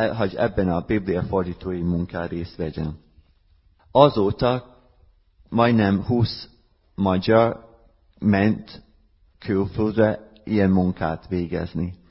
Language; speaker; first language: Hungarian; non-native, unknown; English